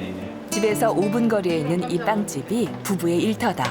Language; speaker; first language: Korean; native; Korean